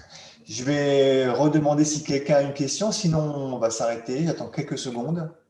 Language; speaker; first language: French; native; French